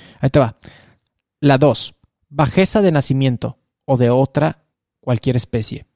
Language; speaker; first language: Spanish; native; Spanish